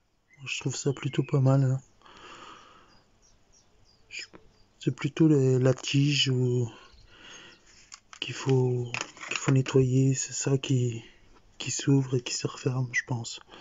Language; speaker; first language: French; native; French